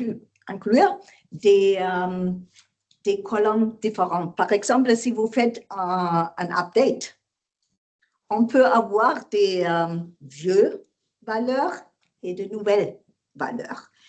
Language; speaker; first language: French; non-native, learner; German